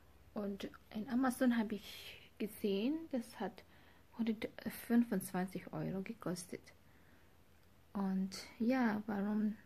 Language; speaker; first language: German; non-native, learner; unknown